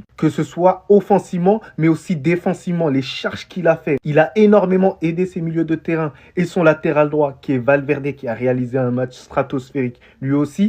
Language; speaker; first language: French; native; French